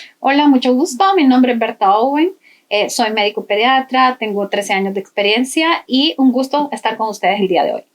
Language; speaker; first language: Spanish; native; Spanish